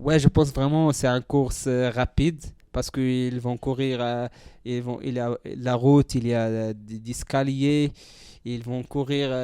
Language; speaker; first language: French; non-native, learner; Central Atlas Tamazight